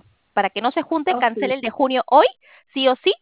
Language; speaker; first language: Spanish; native; Spanish